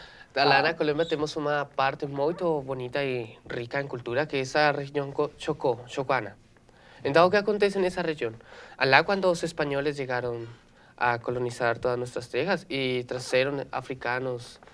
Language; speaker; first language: Portuguese; non-native, learner; Spanish